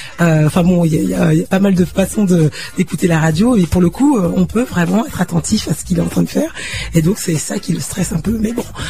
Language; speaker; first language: French; native; French